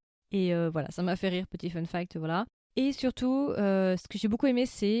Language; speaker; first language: French; native; French